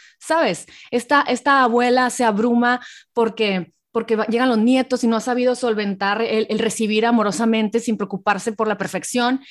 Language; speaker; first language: Spanish; native; Spanish